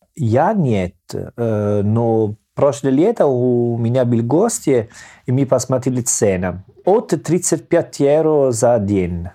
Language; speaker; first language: Russian; non-native, learner; Italian